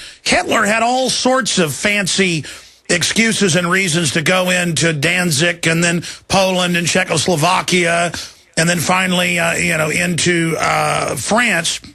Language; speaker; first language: English; native; English